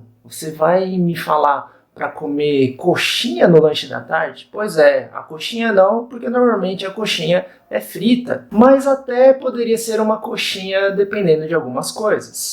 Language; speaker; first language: Portuguese; native; Portuguese